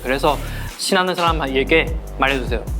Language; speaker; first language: Korean; non-native, fluent; Chinese